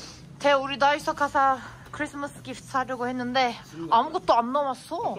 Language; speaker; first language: Korean; non-native, fluent; Turkish